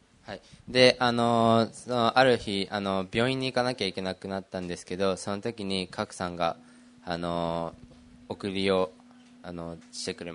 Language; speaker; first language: Japanese; early bilingual, other home language; Portuguese